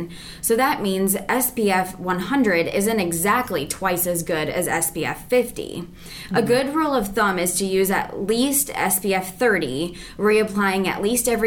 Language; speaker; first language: English; native; English